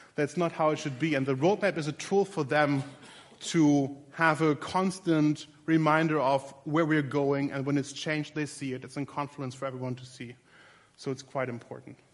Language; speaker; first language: English; non-native, fluent; German